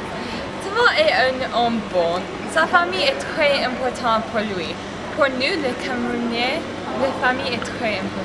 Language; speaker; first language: French; non-native, learner; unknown